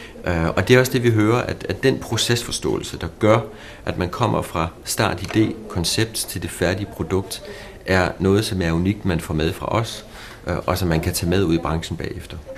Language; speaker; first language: Danish; native; Danish